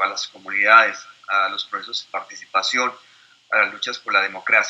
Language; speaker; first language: Spanish; native; Spanish